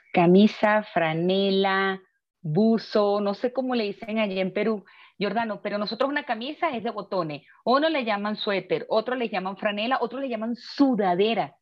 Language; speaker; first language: Spanish; native; Spanish